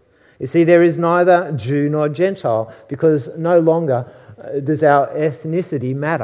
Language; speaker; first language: English; native; English